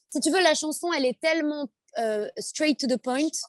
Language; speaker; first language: French; native; French